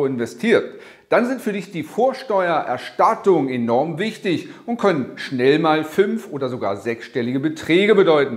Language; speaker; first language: German; native; German